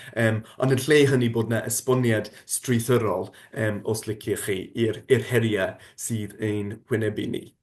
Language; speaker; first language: Welsh; non-native, fluent; English